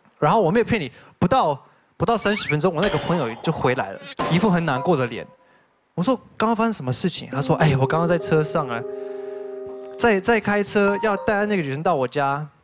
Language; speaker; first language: Chinese; non-native, fluent; English